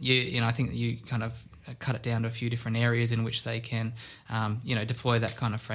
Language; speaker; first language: English; native; English